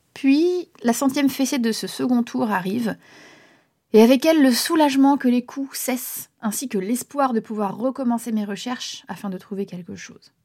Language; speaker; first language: French; native; French